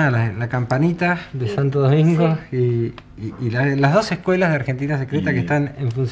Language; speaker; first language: Spanish; native; Spanish